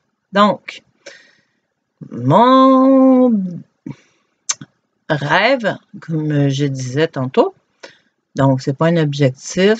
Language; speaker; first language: French; native; French